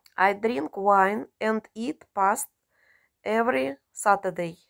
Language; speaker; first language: English; non-native, learner; Russian